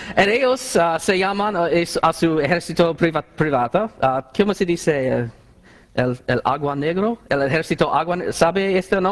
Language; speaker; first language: Spanish; non-native, learner; English